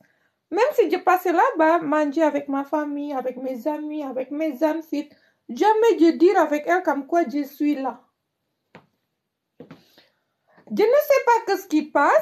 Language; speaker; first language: French; non-native, learner; Indonesian